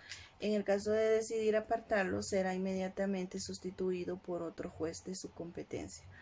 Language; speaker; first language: Spanish; native; Spanish